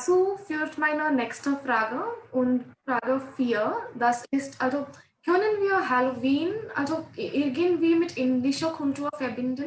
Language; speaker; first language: German; non-native, learner; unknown